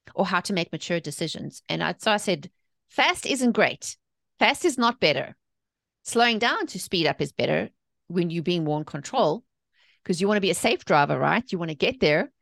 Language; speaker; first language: English; native; English